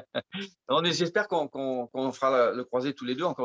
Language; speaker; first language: French; native; French